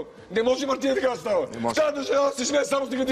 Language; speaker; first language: Bulgarian; native; Bulgarian